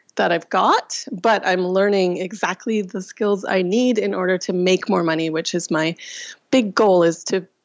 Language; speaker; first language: English; non-native, fluent; Russian